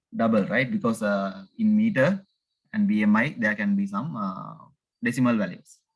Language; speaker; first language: English; non-native, local second language; Sinhala